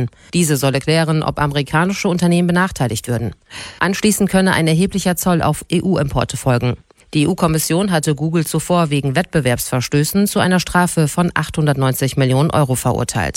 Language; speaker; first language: German; native; German